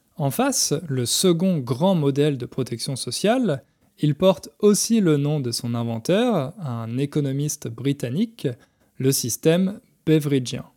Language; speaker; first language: French; native; French